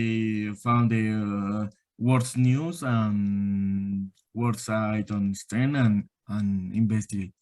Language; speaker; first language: English; non-native, learner; Spanish